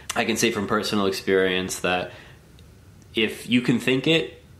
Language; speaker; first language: English; native; English